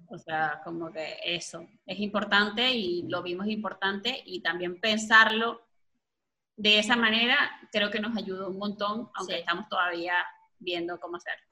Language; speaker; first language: Spanish; native; Spanish